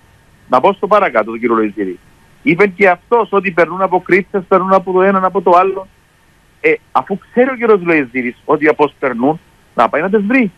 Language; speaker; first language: Greek; native; Greek